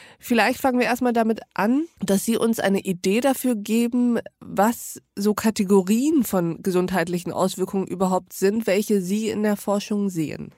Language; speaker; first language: German; early bilingual, other home language; Turkish